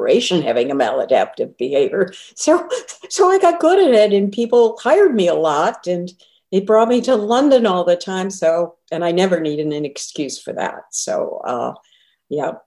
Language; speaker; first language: English; native; English